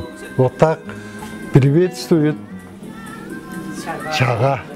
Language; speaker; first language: Russian; non-native, local second language; Tuvinian